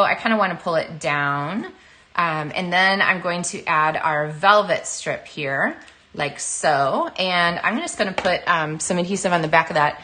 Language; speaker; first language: English; native; English